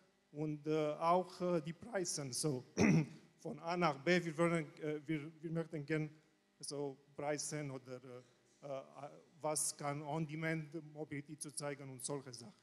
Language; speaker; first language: German; non-native, learner; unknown